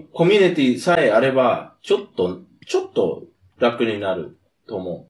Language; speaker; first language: Japanese; non-native, fluent; English